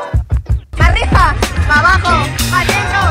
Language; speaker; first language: Spanish; early bilingual, other home language; Korean